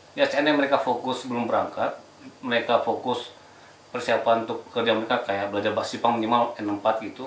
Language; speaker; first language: Indonesian; native; Indonesian